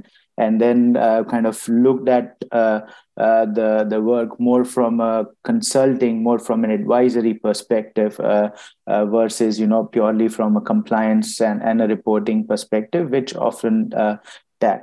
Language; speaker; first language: English; non-native, local second language; Gujarati